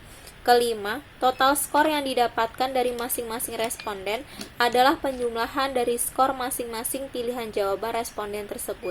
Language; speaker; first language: Indonesian; native; Indonesian